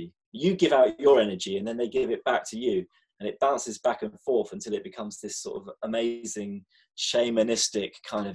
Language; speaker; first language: English; native; English